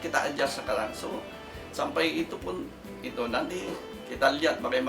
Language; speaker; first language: Indonesian; non-native, local second language; Tetum